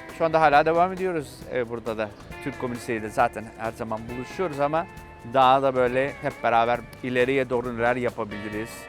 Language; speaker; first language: Turkish; native; Turkish